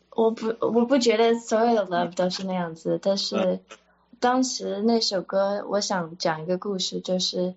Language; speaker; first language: Chinese; early bilingual, heritage; Chinese